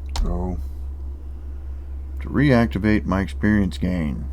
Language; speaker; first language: English; native; English